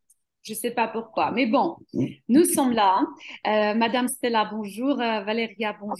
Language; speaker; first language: French; non-native, fluent; Ukrainian